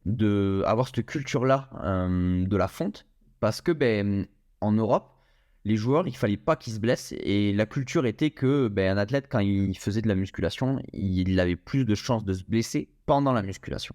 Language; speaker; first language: French; native; French